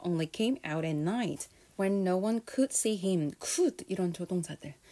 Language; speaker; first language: English; non-native, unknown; Korean